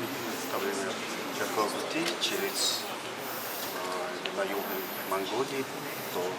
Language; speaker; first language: Russian; non-native, learner; Mongolian